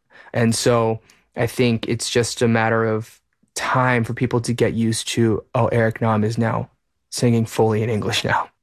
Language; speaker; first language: English; early bilingual, other home language; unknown